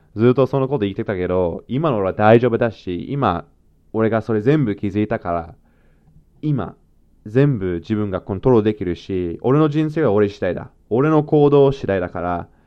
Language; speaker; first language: Japanese; non-native, fluent; English